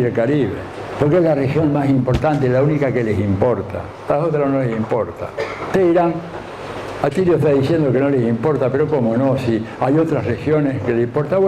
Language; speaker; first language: Spanish; native; Spanish